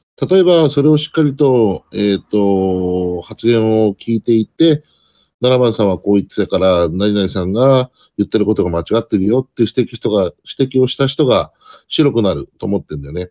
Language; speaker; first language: Japanese; native; Japanese